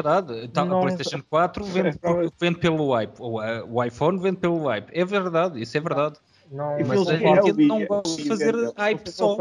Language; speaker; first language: Portuguese; native; Portuguese